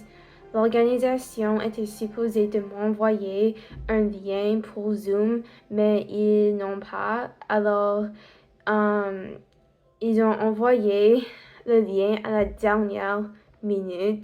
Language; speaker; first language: French; non-native, learner; English